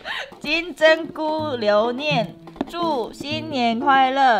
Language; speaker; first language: Chinese; non-native, fluent; Korean